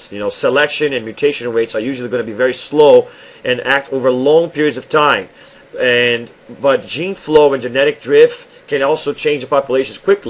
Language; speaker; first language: English; non-native, fluent; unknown